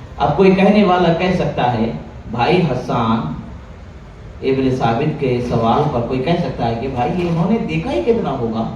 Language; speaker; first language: Urdu; native; Urdu